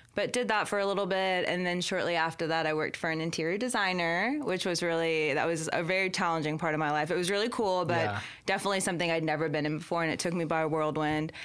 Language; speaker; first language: English; native; English